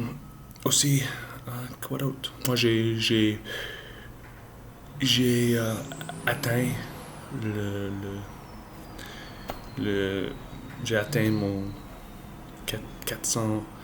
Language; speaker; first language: French; non-native, learner; English